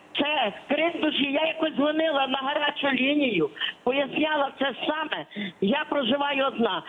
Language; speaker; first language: Ukrainian; native; Ukrainian